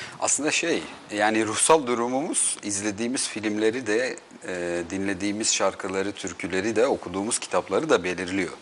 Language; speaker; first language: Turkish; native; Turkish